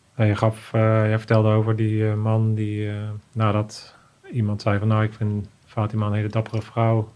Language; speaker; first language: Dutch; native; Dutch